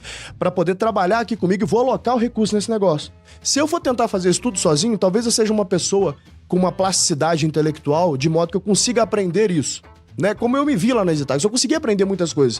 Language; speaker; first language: Portuguese; native; Portuguese